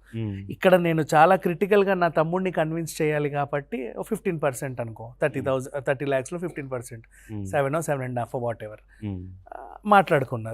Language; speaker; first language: Telugu; native; Telugu